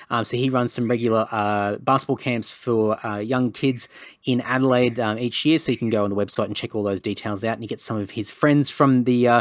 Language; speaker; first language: English; native; English